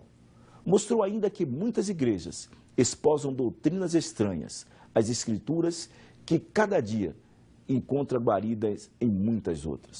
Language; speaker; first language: Portuguese; native; Portuguese